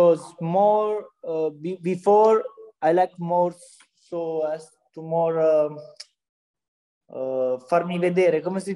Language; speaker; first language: English; non-native, learner; Italian